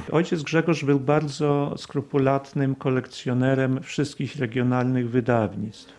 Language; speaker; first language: Polish; non-native, local second language; Belarusian